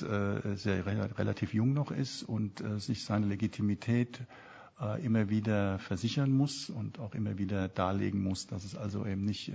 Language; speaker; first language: German; native; German